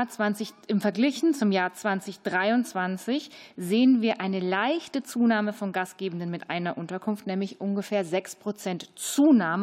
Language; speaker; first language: German; native; German